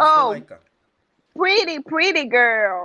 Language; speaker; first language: English; non-native, local second language; Spanish